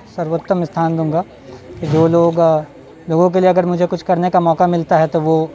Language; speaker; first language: Hindi; native; Hindi